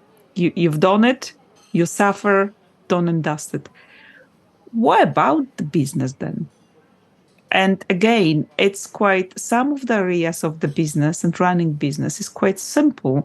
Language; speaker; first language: English; non-native, fluent; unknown